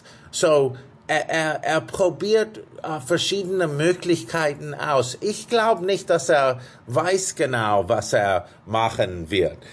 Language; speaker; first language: German; non-native, fluent; English